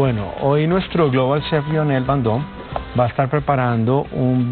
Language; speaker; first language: Spanish; native; Spanish